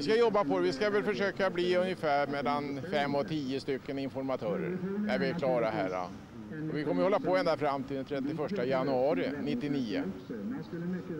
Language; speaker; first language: Swedish; native; Swedish